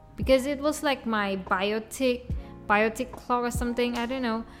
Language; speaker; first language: English; non-native, local second language; Chinese